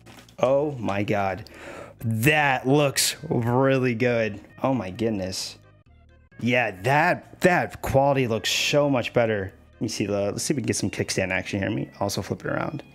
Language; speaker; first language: English; native; English